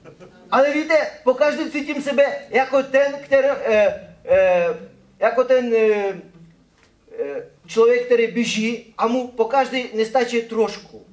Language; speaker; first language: Czech; non-native, fluent; Ukrainian